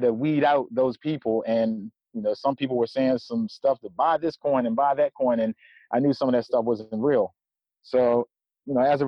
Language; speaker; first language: English; native; English